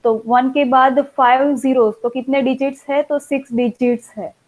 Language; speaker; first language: Hindi; non-native, local second language; Gujarati